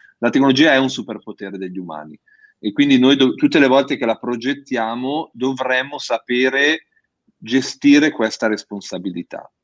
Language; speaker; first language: Italian; native; Italian